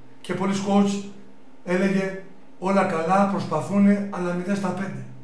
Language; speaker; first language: Greek; native; Greek